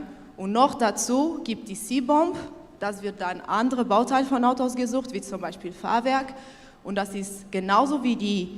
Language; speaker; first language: German; non-native, local second language; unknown